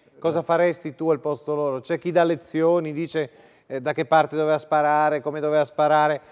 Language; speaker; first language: Italian; native; Italian